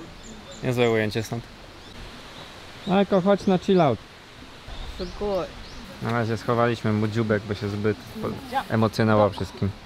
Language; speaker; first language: Polish; native; Polish